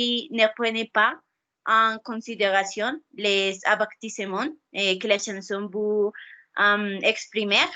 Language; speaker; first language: French; non-native, learner; Spanish